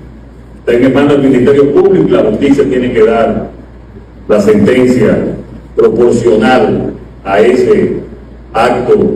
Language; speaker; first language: Spanish; native; Spanish